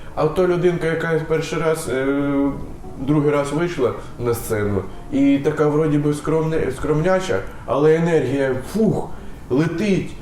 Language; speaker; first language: Ukrainian; non-native, local second language; Russian